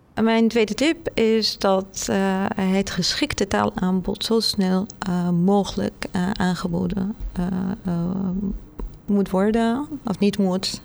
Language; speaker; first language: Dutch; non-native, fluent; Arabic